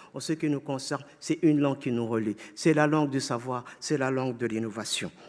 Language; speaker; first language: French; non-native, fluent; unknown